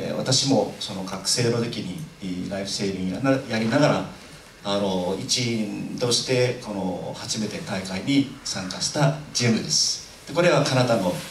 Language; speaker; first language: Japanese; non-native, fluent; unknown